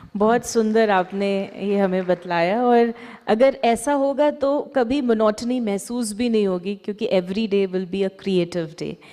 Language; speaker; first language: Hindi; native; Hindi